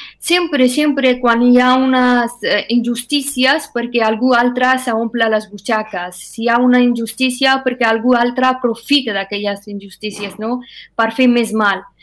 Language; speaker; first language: Catalan; non-native, fluent; Persian